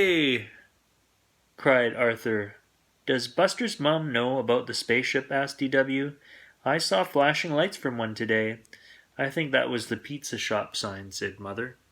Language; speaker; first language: English; native; English